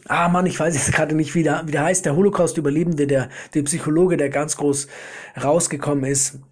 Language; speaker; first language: German; native; German